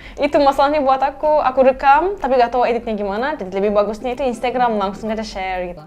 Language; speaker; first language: Indonesian; non-native, fluent; Turkish